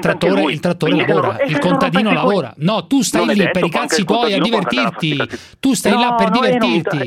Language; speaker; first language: Italian; native; Italian